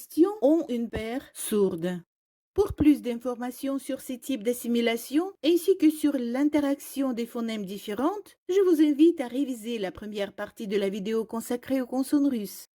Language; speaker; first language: French; non-native, fluent; Russian